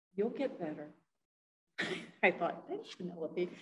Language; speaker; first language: English; native; English